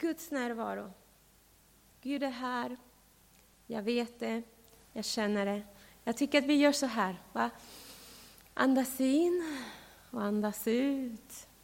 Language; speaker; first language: Swedish; non-native, fluent; Spanish